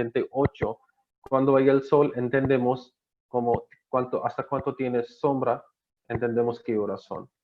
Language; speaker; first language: Spanish; non-native, learner; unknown